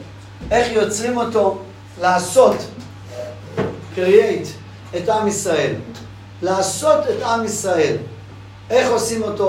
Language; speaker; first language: Hebrew; non-native, fluent; English